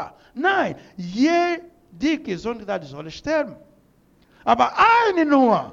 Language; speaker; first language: German; non-native, learner; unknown